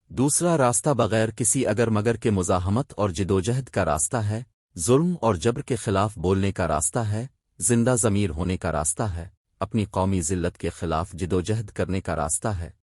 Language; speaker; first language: Urdu; non-native, local second language; Baluchi